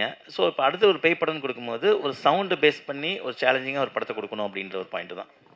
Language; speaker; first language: Tamil; native; Tamil